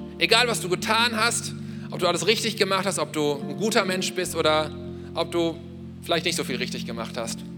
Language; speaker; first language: German; native; German